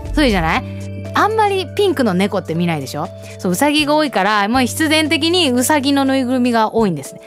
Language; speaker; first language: Japanese; early bilingual, heritage; Japanese